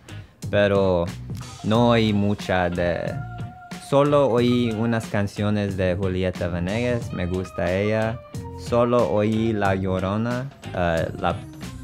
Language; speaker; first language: Spanish; non-native, learner; English